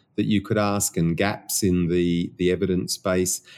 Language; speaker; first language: English; native; English